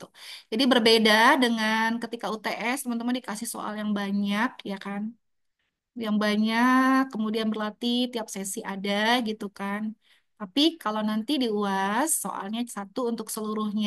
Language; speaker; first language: Indonesian; native; Indonesian